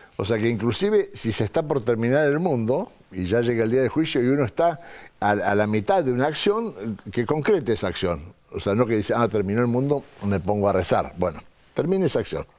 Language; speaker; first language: Spanish; native; Spanish